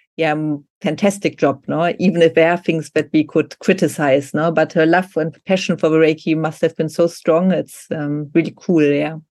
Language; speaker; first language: English; non-native, fluent; German